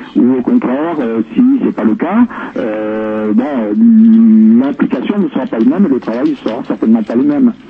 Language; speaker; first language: French; native; French